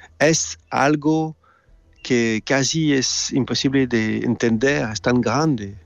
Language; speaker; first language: Spanish; non-native, fluent; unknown